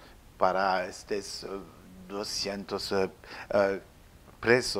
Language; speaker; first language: Spanish; non-native, learner; French